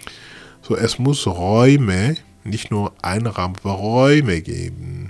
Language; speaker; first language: German; non-native, fluent; French